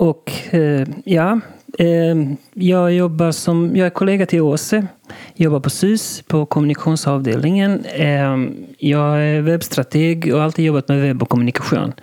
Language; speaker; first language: Swedish; non-native, local second language; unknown